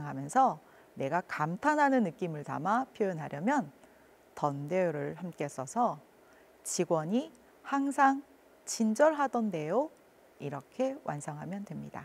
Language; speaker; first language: Korean; native; Korean